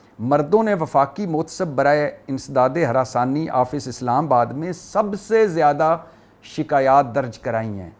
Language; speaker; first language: Urdu; native; Urdu